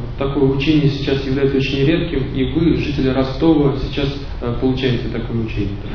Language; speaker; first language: Russian; native; Russian